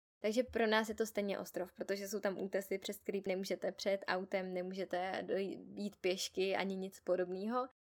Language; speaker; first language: Czech; native; Czech